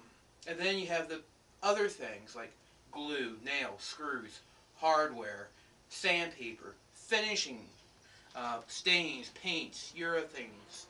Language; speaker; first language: English; native; English